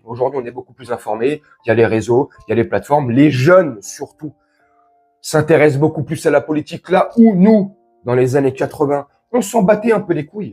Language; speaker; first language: French; native; French